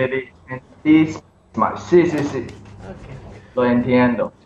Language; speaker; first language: Spanish; non-native, learner; English